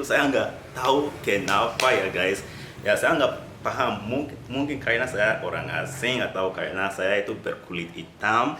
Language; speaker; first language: Indonesian; non-native, fluent; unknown